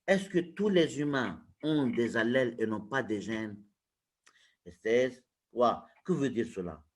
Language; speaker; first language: French; non-native, local second language; Arabic